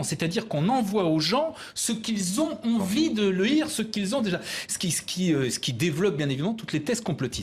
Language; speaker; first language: French; native; French